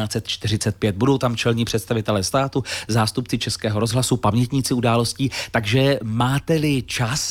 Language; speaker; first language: Czech; native; Czech